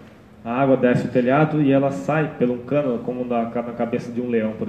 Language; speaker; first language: Portuguese; native; Portuguese